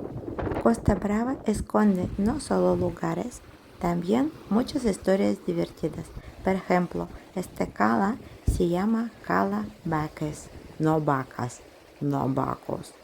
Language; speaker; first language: Spanish; non-native, fluent; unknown